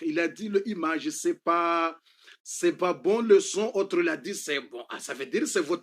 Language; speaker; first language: French; non-native, learner; Comorian